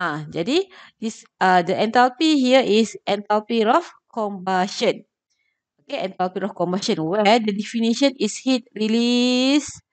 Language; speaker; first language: English; non-native, local second language; Malay